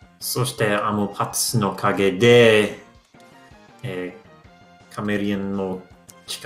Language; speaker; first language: Japanese; non-native, learner; English